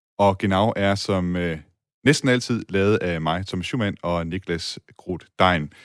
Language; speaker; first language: Danish; native; Danish